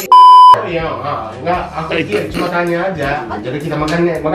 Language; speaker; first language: Indonesian; non-native, fluent; Japanese